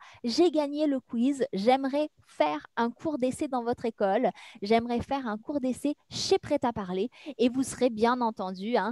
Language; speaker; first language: French; native; French